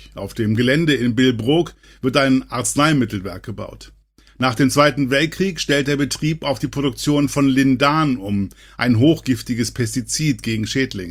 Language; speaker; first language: German; native; German